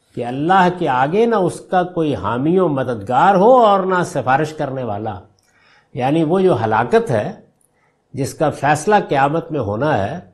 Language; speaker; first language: Urdu; native; Urdu